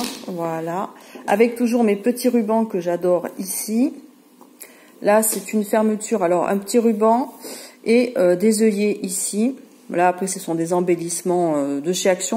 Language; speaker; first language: French; native; French